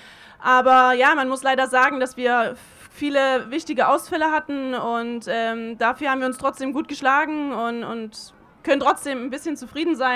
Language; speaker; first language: German; native; German